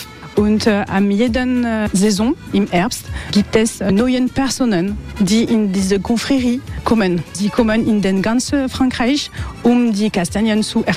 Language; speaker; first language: German; non-native, learner; French